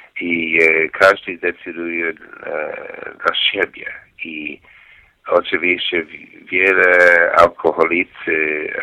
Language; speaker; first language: Polish; non-native, learner; English